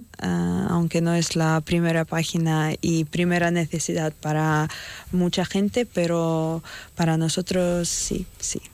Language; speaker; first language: Spanish; non-native, fluent; Ukrainian